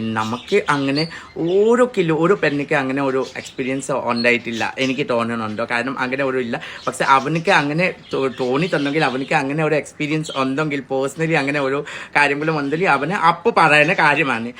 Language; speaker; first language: Malayalam; non-native, fluent; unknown